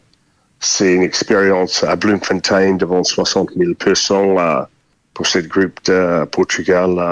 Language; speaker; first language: French; non-native, fluent; English